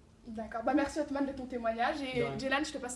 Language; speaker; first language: French; native; French